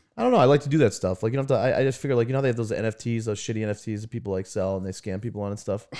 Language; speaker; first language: English; native; English